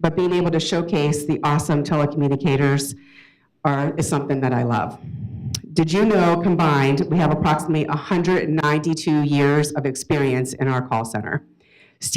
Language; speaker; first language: English; native; English